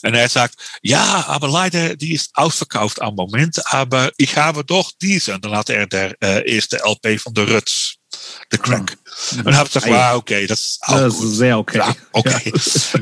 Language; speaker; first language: German; non-native, learner; Dutch